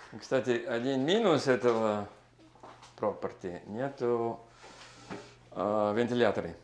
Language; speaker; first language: Russian; non-native, learner; English